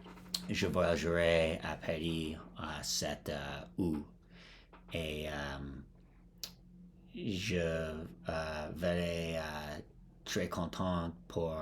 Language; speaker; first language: French; non-native, learner; English